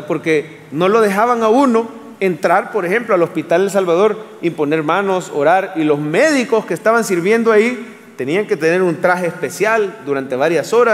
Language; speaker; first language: Spanish; native; Spanish